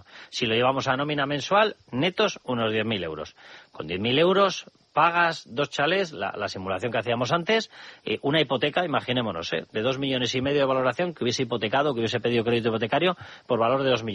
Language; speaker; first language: Spanish; native; Spanish